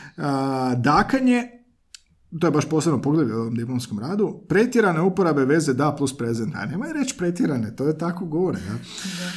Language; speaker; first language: Croatian; native; Croatian